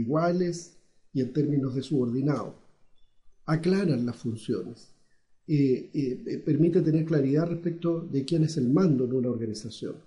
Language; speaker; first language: Spanish; native; Spanish